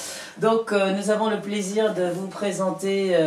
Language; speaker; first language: French; native; French